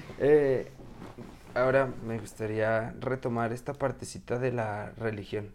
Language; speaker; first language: Spanish; native; Spanish